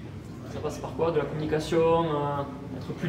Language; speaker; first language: French; native; French